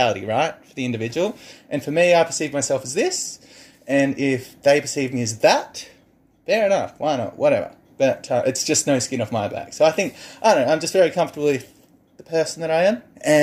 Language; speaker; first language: English; native; English